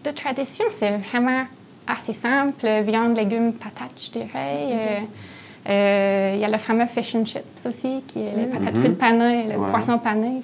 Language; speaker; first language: French; non-native, fluent; English